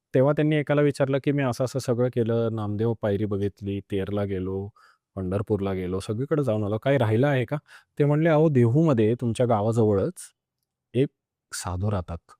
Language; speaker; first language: Marathi; non-native, local second language; Punjabi